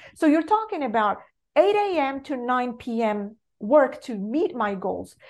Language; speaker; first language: English; non-native, fluent; Arabic